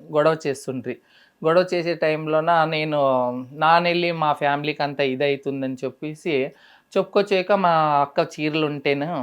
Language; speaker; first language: Telugu; native; Telugu